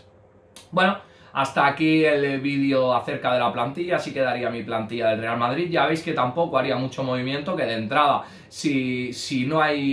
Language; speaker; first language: Spanish; native; Spanish